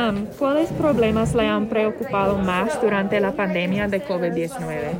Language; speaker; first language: Spanish; non-native, learner; English